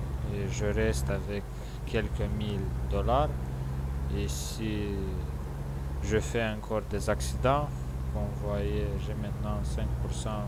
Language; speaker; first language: French; non-native, learner; Romanian